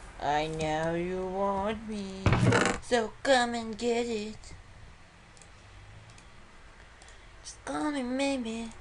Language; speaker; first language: English; non-native, learner; Lithuanian